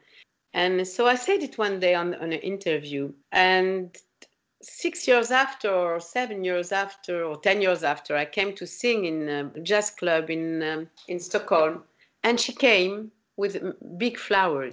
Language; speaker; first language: English; non-native, fluent; French